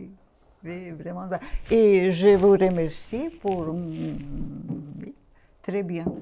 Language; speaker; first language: French; non-native, learner; Russian